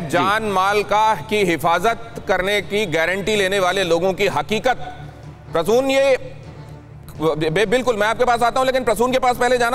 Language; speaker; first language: Hindi; native; Hindi